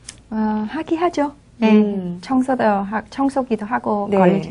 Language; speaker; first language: Korean; non-native, fluent; Vietnamese